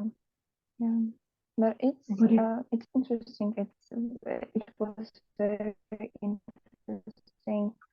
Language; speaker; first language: English; non-native, learner; Russian